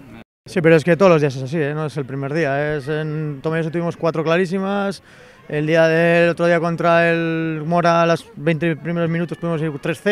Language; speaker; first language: Spanish; native; Spanish